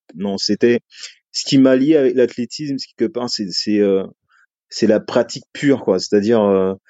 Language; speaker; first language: French; native; French